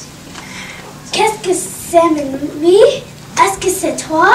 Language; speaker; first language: French; non-native, learner; English